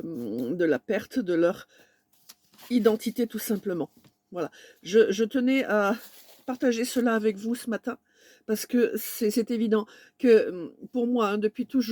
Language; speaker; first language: French; native; French